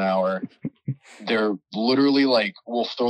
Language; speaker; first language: English; native; English